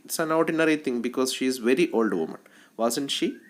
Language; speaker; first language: English; non-native, local second language; Malayalam